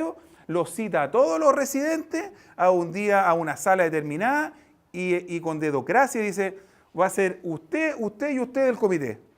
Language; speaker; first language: Spanish; native; Spanish